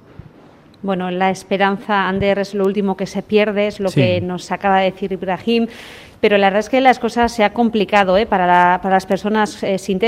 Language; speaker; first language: Spanish; native; Spanish